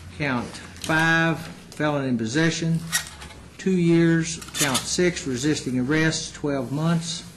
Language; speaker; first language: English; native; English